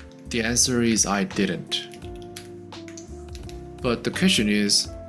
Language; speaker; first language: English; non-native, fluent; Korean